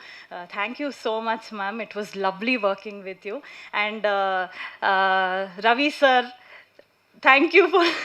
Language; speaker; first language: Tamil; non-native, learner; Kannada